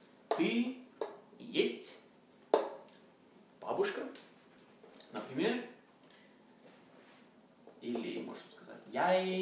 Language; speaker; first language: Russian; non-native, learner; Norwegian